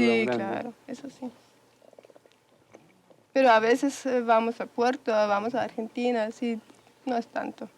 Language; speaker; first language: Spanish; non-native, fluent; German